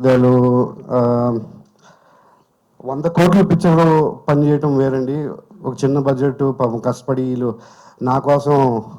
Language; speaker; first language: Telugu; native; Telugu